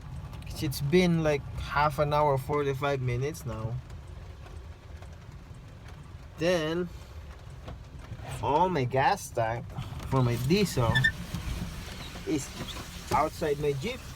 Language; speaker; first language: English; non-native, local second language; Filipino